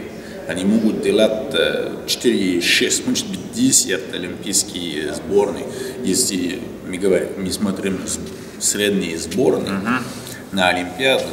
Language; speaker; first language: Russian; non-native, learner; French